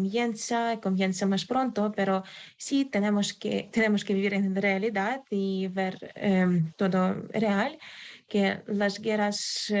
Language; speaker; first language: Spanish; non-native, learner; Ukrainian